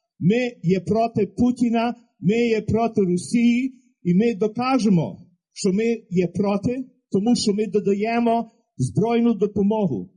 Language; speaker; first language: Ukrainian; early bilingual, heritage; English